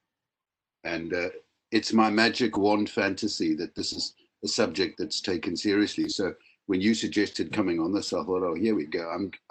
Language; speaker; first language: English; native; English